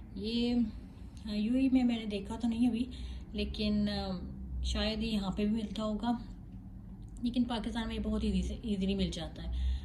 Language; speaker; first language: Urdu; native; Urdu